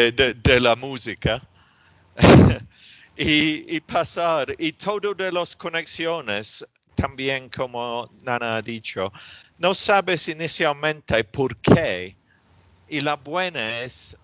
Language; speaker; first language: Spanish; non-native, learner; English